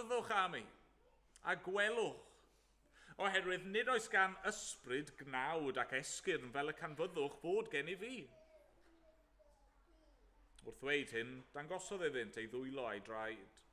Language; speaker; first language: Welsh; native; Welsh